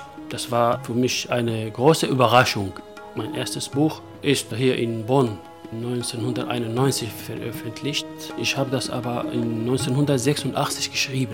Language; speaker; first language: German; non-native, local second language; Kurdish